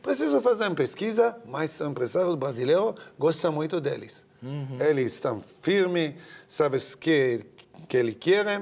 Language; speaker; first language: Portuguese; non-native, learner; Hebrew